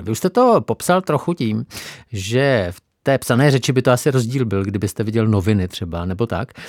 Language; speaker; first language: Czech; native; Czech